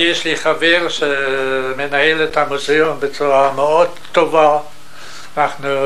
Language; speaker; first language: Hebrew; non-native, fluent; German